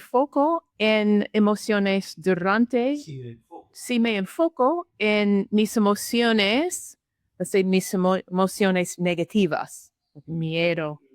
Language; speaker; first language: Spanish; non-native, learner; English